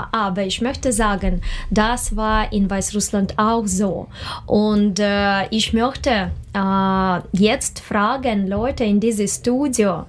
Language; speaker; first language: German; non-native, learner; Russian